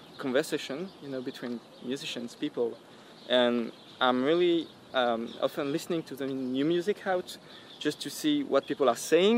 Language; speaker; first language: English; non-native, fluent; French